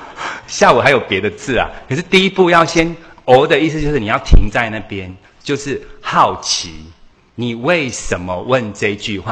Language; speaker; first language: Chinese; native; Chinese